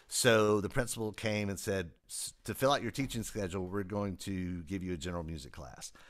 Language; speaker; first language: English; native; English